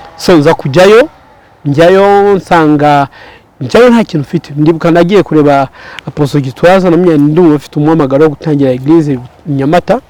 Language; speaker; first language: Kinyarwanda; early bilingual, heritage; Kinyarwanda